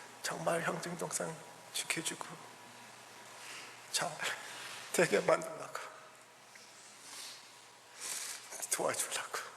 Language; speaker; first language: Korean; early bilingual, heritage; English